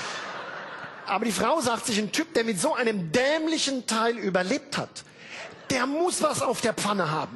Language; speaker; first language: German; native; German